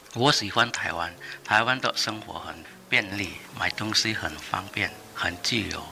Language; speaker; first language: Chinese; non-native, fluent; Indonesian